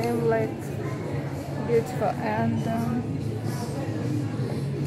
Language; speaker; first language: English; non-native, learner; Russian